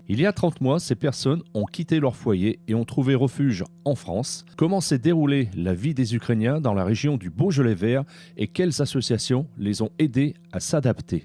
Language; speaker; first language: French; native; French